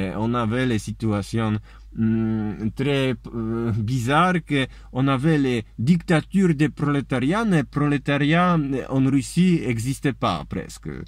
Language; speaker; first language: French; non-native, fluent; Polish